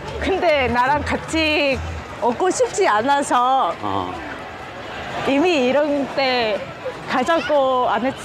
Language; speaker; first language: Korean; non-native, learner; Vietnamese